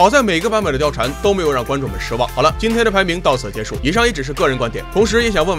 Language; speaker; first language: Chinese; native; Chinese